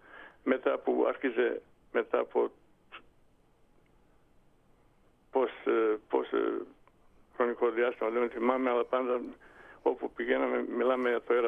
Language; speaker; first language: Greek; non-native, fluent; Bosnian